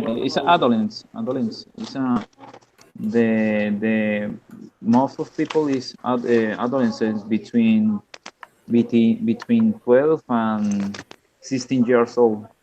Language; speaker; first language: English; non-native, learner; Spanish